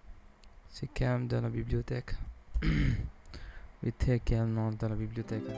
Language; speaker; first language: French; non-native, learner; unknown